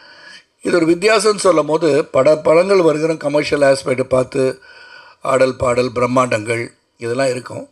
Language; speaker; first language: Tamil; native; Tamil